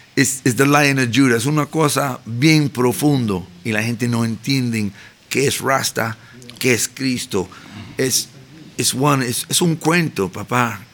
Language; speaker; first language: Spanish; early bilingual, heritage; Spanish